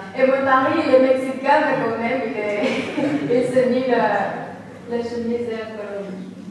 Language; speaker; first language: French; non-native, local second language; Spanish